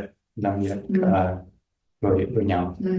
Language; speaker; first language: Vietnamese; non-native, learner; English